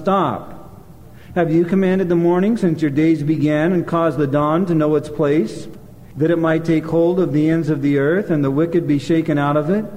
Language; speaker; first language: English; native; English